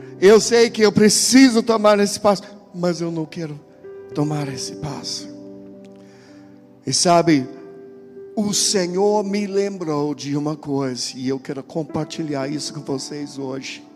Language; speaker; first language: Portuguese; non-native, fluent; English